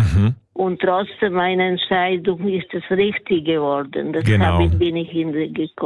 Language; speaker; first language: German; non-native, learner; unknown